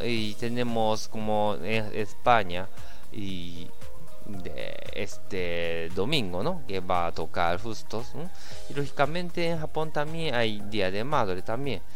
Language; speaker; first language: Spanish; non-native, learner; Japanese